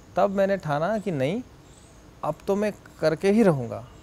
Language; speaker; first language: Hindi; non-native, local second language; Marathi